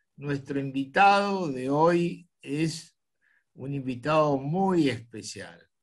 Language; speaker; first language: Spanish; native; Spanish